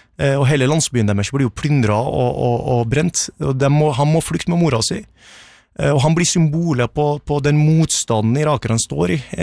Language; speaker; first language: Norwegian; early bilingual, other home language; Arabic